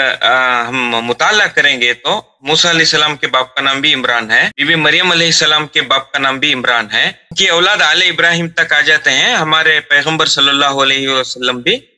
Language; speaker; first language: Urdu; native; Urdu